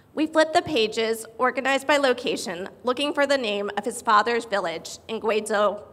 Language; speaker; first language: English; native; English